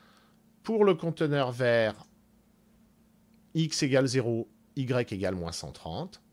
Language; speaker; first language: French; native; French